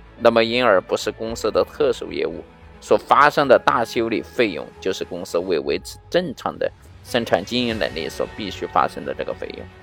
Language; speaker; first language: Chinese; native; Chinese